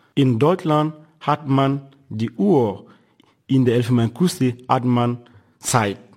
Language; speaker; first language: German; non-native, fluent; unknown